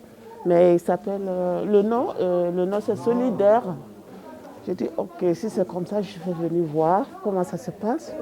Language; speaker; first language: French; non-native, fluent; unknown